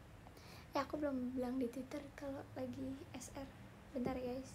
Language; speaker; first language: Indonesian; native; Indonesian